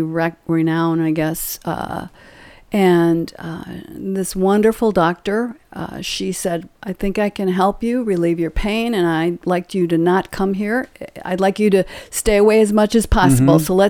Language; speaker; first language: English; native; English